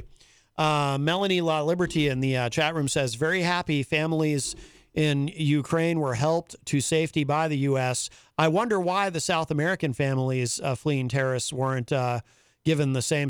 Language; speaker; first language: English; native; English